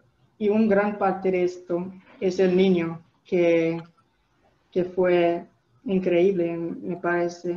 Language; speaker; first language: Spanish; non-native, fluent; English